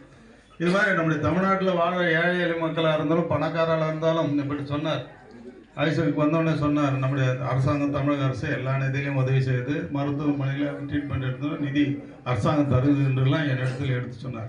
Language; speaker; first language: Tamil; native; Tamil